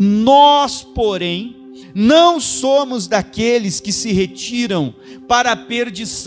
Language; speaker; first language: Portuguese; native; Portuguese